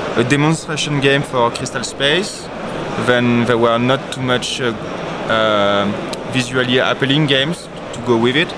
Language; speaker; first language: English; non-native, learner; French